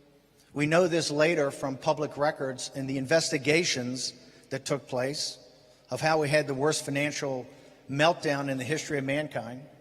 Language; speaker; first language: English; native; English